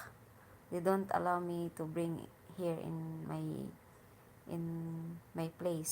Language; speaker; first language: English; non-native, learner; Hiligaynon